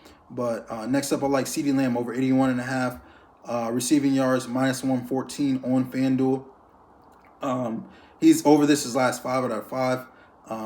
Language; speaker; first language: English; native; English